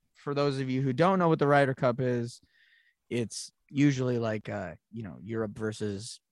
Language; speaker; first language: English; native; English